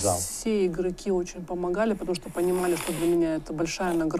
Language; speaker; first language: Russian; native; Russian